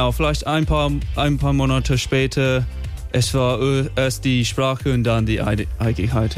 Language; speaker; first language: German; non-native, fluent; English